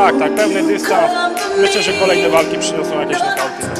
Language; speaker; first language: Polish; native; Polish